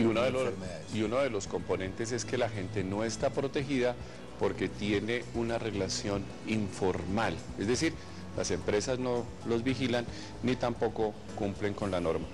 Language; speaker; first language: Spanish; native; Spanish